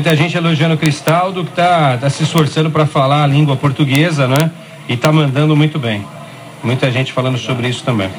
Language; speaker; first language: Portuguese; native; Portuguese